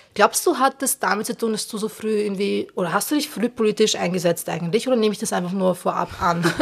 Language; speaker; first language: German; early bilingual, other home language; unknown